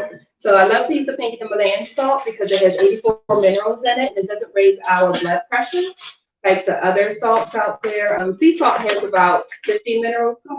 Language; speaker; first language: English; native; English